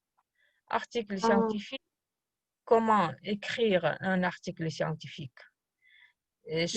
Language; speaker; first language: French; non-native, fluent; Kazakh